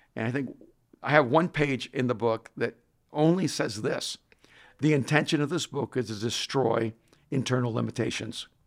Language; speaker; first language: English; non-native, fluent; Spanish